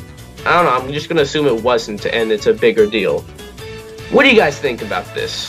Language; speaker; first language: English; native; English